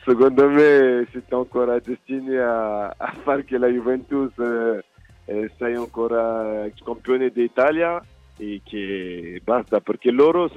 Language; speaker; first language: Italian; non-native, fluent; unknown